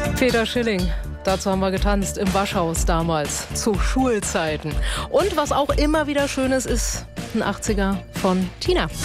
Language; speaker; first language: German; native; German